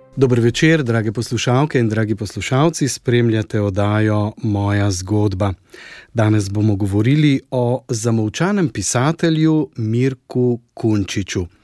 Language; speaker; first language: Slovenian; native; Slovenian